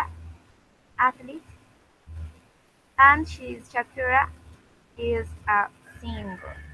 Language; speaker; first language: English; non-native, learner; Spanish